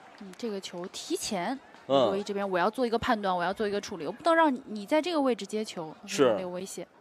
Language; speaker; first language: Chinese; native; Chinese